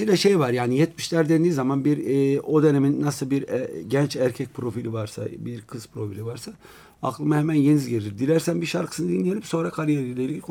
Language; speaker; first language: Turkish; native; Turkish